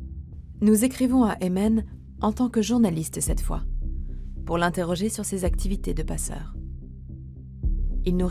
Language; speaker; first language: French; native; French